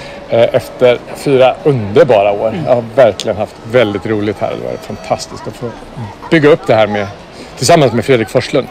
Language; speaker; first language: Swedish; native; Swedish